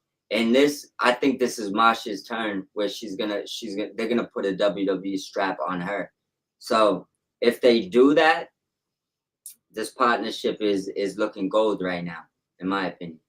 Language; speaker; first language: English; native; English